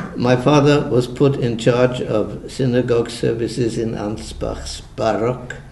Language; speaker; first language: English; early bilingual, other home language; German